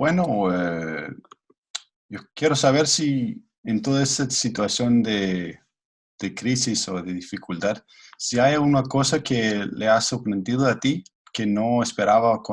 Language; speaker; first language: Spanish; non-native, fluent; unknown